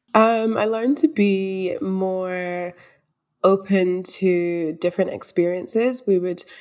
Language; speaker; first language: English; native; English